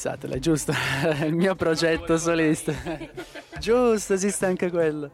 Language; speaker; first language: Italian; native; Italian